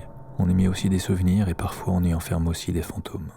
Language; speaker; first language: French; native; French